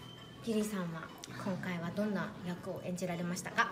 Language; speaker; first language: Japanese; native; Japanese